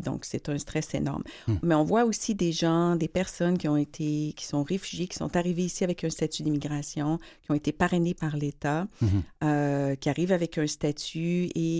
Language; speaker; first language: French; native; French